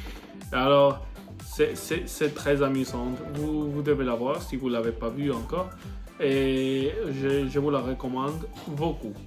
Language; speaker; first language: French; non-native, learner; Spanish